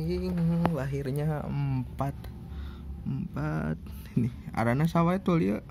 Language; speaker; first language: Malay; non-native, local second language; Sundanese